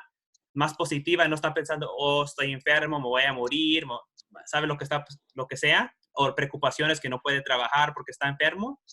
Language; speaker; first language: Spanish; early bilingual, heritage; Spanish